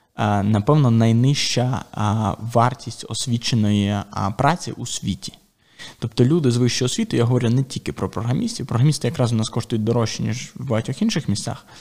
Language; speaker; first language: Ukrainian; native; Ukrainian